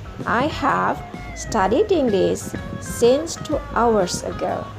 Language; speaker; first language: English; non-native, learner; Indonesian